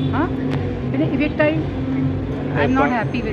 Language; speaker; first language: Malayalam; non-native, learner; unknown